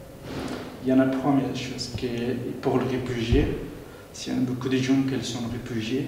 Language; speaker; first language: French; non-native, learner; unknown